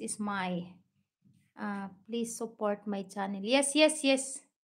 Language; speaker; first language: English; non-native, learner; Filipino